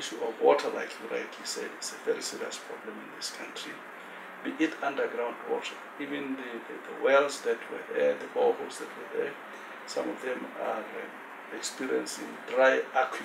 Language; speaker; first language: English; non-native, local second language; Tswana